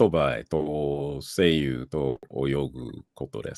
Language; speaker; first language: Japanese; non-native, learner; English